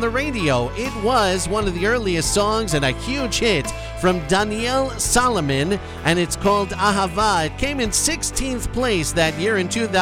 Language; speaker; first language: English; native; English